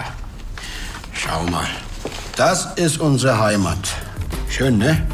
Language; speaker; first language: German; non-native, learner; Turkish